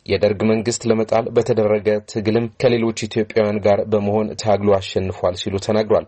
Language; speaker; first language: Amharic; non-native, local second language; Tigrinya